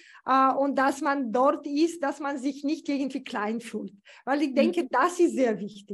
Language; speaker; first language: German; non-native, fluent; Bulgarian